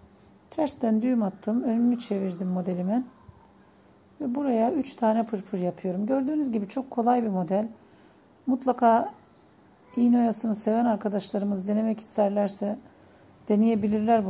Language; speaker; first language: Turkish; native; Turkish